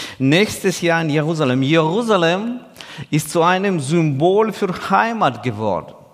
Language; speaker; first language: German; non-native, fluent; Russian